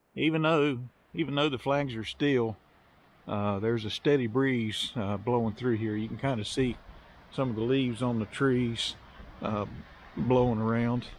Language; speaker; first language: English; native; English